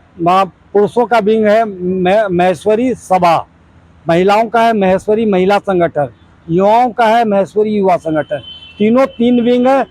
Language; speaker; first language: Hindi; native; Hindi